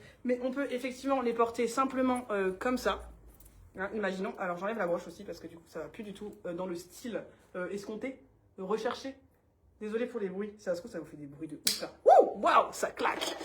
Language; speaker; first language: French; native; French